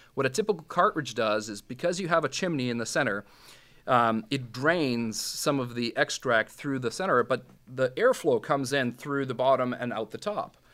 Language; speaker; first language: English; non-native, fluent; Serbian